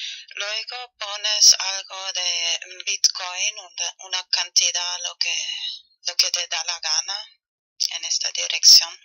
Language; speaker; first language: Spanish; non-native, learner; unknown